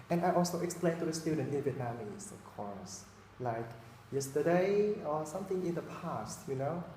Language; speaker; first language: English; non-native, fluent; Vietnamese